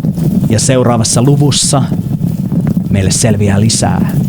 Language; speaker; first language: Finnish; native; Finnish